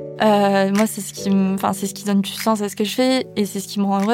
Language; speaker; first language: French; native; French